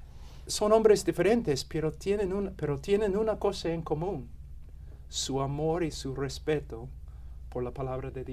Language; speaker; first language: Spanish; non-native, fluent; English